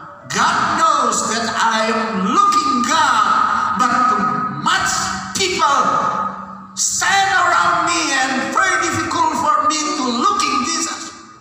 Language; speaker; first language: English; non-native, learner; Indonesian